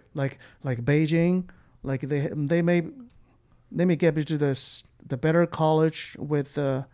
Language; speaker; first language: English; non-native, fluent; Chinese